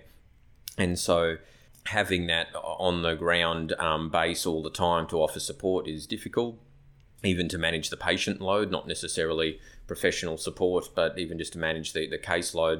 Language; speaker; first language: English; native; English